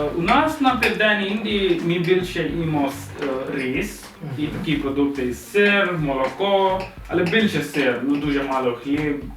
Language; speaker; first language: Ukrainian; non-native, learner; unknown